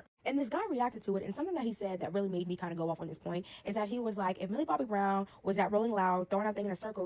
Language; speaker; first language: English; native; English